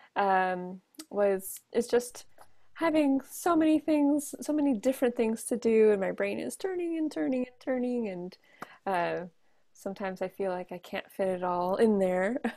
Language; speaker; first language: English; native; English